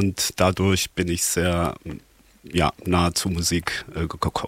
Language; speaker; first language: German; non-native, fluent; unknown